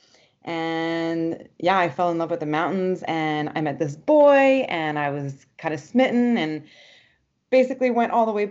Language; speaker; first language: English; non-native, fluent; French